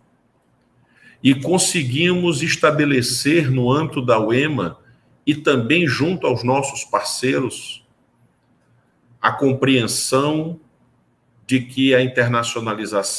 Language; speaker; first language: Portuguese; native; Portuguese